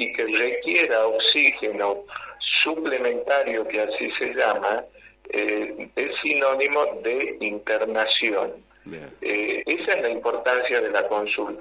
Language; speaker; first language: Spanish; native; Spanish